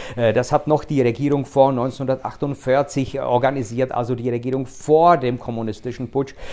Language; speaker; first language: German; non-native, fluent; Czech